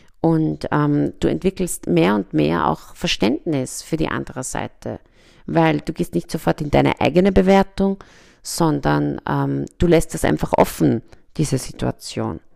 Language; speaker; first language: German; early bilingual, other home language; Persian